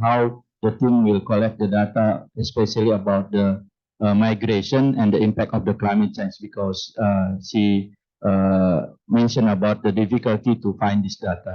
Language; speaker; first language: English; non-native, fluent; Indonesian